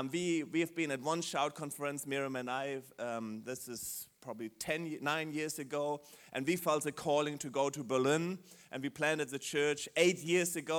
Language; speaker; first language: English; non-native, fluent; German